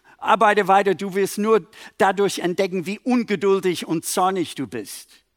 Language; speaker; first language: German; non-native, fluent; English